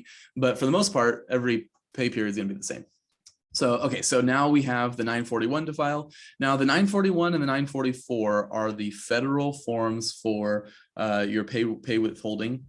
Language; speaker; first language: English; native; English